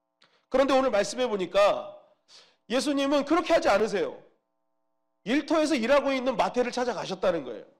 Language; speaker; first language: Korean; native; Korean